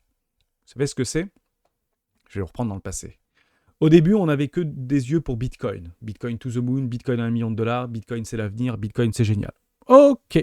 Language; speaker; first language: French; native; French